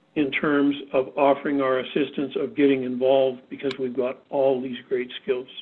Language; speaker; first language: English; native; English